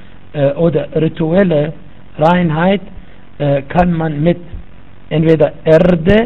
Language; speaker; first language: German; non-native, fluent; Arabic